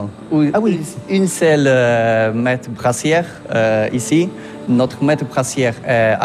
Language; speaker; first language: French; non-native, learner; Polish